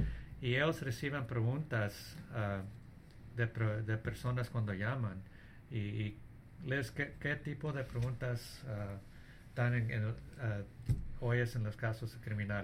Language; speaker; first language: Spanish; early bilingual, heritage; English